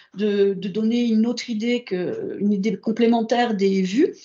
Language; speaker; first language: French; native; French